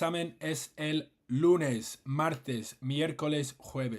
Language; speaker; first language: Spanish; non-native, fluent; English